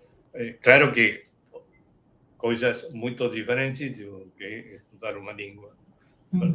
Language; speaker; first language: Portuguese; non-native, fluent; Spanish